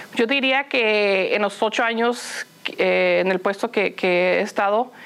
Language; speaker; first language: Spanish; early bilingual, heritage; Spanish